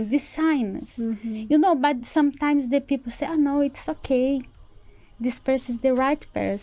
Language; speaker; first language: English; non-native, learner; Portuguese